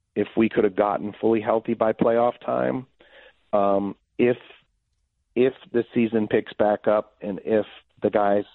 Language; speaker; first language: English; native; English